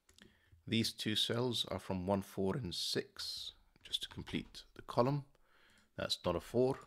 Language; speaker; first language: English; native; English